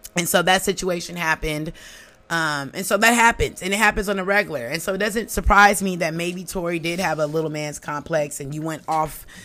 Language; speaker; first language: English; native; English